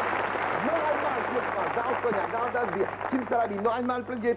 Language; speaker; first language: German; non-native, fluent; French